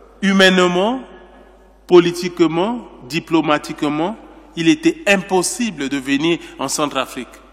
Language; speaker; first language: French; non-native, local second language; Sango